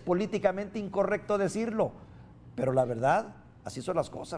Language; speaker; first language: Spanish; native; Spanish